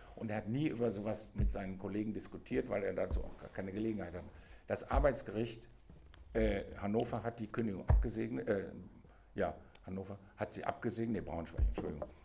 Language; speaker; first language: German; native; German